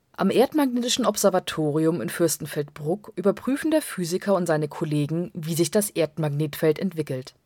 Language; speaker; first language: German; native; German